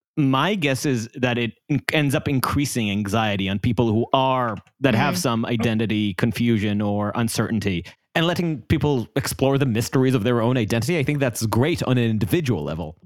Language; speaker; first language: English; non-native, fluent; Hebrew